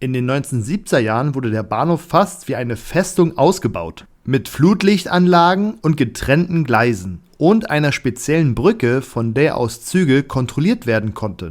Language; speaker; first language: German; native; German